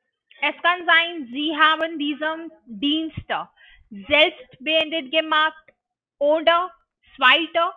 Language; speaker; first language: German; non-native, learner; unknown